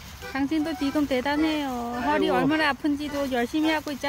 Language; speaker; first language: Korean; non-native, learner; Vietnamese